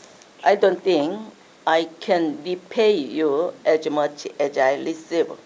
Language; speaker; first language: English; non-native, learner; Korean